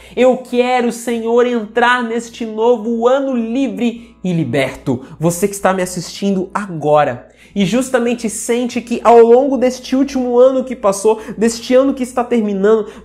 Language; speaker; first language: Portuguese; native; Portuguese